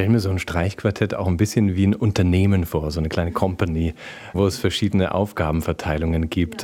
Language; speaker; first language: German; native; German